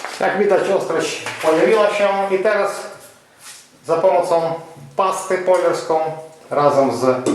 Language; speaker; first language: Polish; non-native, fluent; Ukrainian